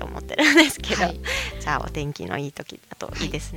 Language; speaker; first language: Japanese; native; Japanese